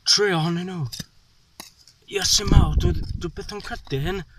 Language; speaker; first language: Welsh; non-native, learner; English